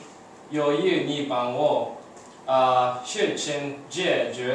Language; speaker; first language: Chinese; non-native, learner; English